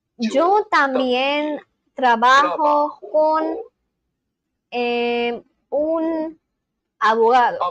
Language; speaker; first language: Spanish; non-native, learner; Bangla